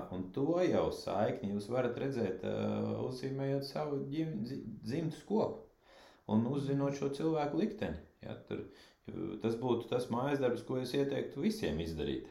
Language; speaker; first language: Latvian; non-native, local second language; Russian